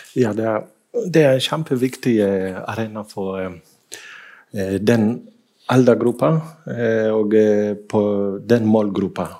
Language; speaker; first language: Norwegian; non-native, fluent; Swahili